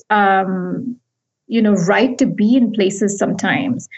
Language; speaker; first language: English; non-native, local second language; Hindi